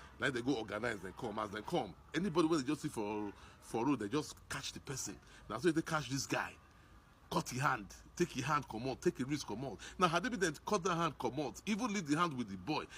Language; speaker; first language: Nigerian Pidgin; non-native, local second language; Bini